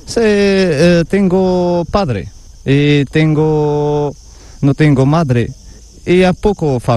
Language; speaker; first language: Spanish; non-native, learner; Arabic